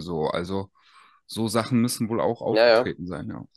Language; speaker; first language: German; native; German